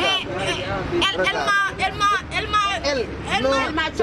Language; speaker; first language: French; non-native, learner; Wolof